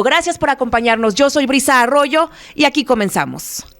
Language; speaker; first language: Spanish; native; Spanish